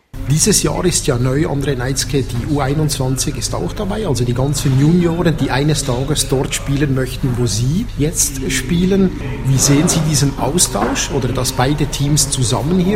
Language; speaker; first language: German; native; German